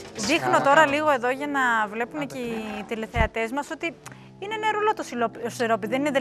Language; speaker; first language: Greek; native; Greek